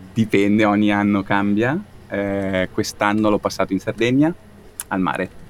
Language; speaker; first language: Italian; non-native, learner; English